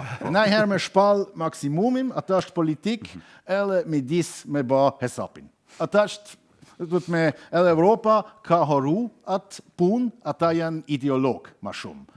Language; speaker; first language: Albanian; non-native, learner; German